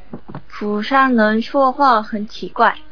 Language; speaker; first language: Chinese; non-native, learner; Korean